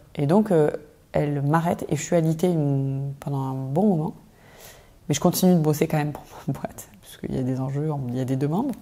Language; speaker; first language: French; native; French